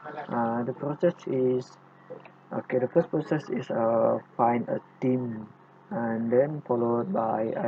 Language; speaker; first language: English; non-native, local second language; Malay